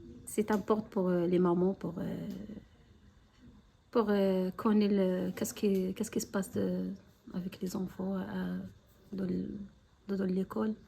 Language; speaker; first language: French; non-native, learner; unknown